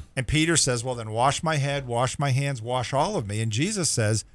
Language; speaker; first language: English; native; English